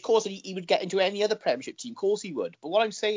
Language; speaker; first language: English; native; English